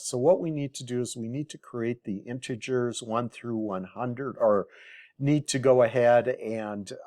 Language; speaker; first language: English; native; English